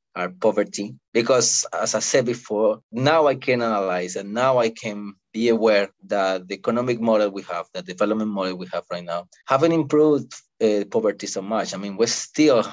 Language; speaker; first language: English; non-native, fluent; Spanish